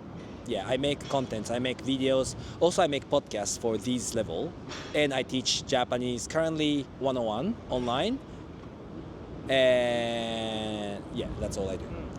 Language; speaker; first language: English; non-native, fluent; Japanese